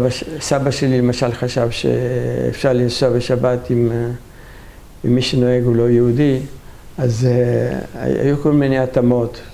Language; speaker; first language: Hebrew; non-native, fluent; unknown